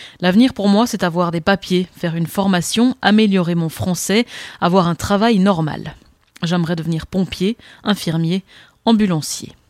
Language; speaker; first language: French; non-native, learner; Amharic